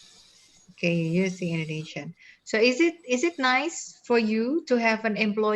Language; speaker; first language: English; non-native, fluent; Indonesian